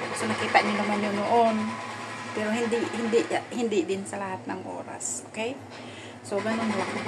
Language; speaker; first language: Filipino; non-native, local second language; Cebuano